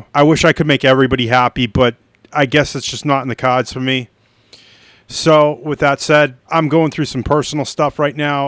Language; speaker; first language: English; native; English